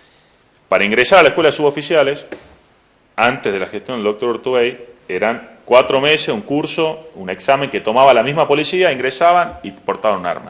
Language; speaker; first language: Spanish; native; Spanish